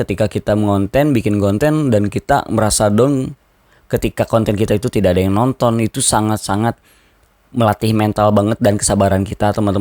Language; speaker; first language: Indonesian; native; Indonesian